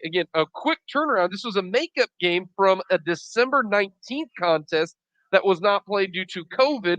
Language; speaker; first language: English; native; English